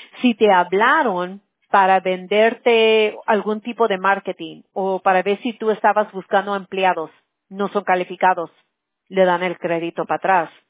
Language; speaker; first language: Spanish; early bilingual, heritage; Spanish